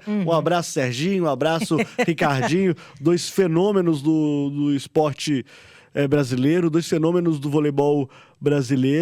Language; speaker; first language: Portuguese; native; Portuguese